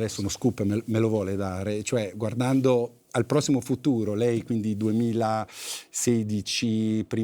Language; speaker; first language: Italian; native; Italian